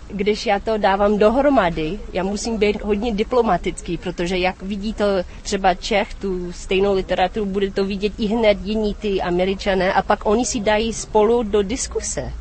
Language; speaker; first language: Czech; non-native, fluent; English